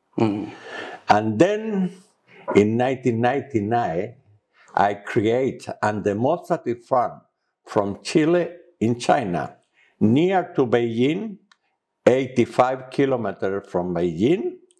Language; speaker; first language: English; non-native, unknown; Spanish